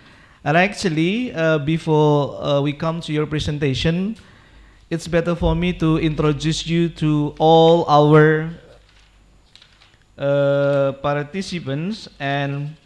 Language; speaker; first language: English; non-native, local second language; Indonesian